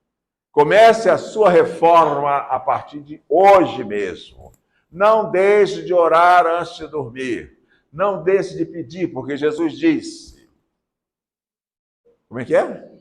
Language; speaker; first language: Portuguese; native; Portuguese